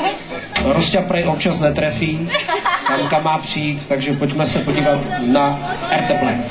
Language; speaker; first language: Czech; native; Czech